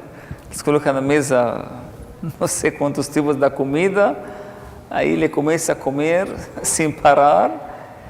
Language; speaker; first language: Portuguese; non-native, fluent; Arabic